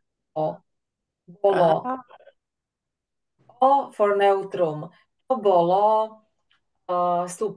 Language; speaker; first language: English; non-native, fluent; Slovak